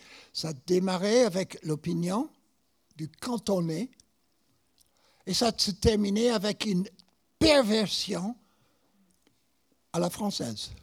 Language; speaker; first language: French; non-native, fluent; English